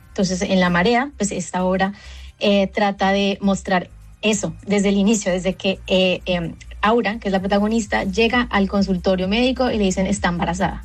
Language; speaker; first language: Spanish; native; Spanish